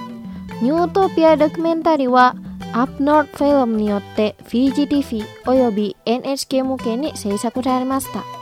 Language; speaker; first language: Japanese; non-native, fluent; Indonesian